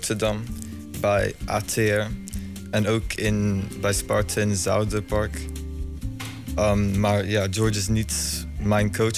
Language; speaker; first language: Dutch; non-native, fluent; Slovenian